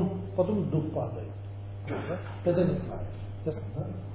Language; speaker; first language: Russian; non-native, learner; Tibetan